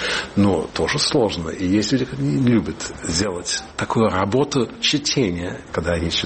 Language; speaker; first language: Russian; early bilingual, heritage; Russian